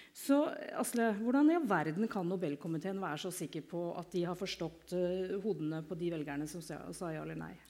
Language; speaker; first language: Norwegian; native; Norwegian